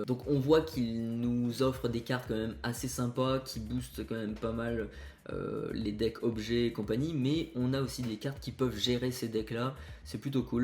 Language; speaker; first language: French; native; French